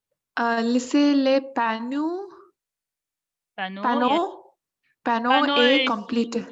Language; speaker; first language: French; non-native, learner; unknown